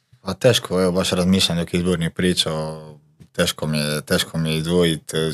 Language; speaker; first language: Croatian; non-native, local second language; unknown